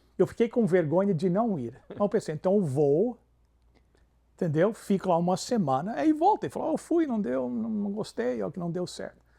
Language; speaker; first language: Portuguese; non-native, fluent; English